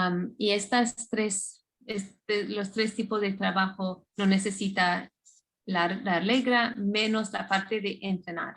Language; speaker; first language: Spanish; non-native, fluent; English